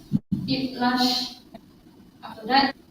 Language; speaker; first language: English; non-native, learner; Indonesian